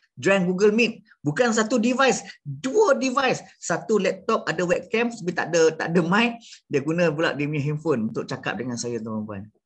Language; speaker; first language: Malay; native; Malay